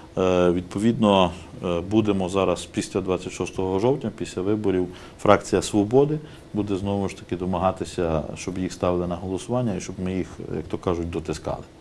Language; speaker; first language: Ukrainian; native; Ukrainian